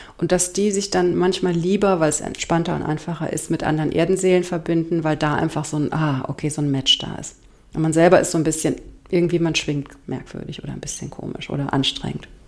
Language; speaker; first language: German; native; German